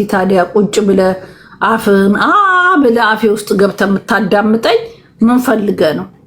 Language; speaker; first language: Amharic; native; Amharic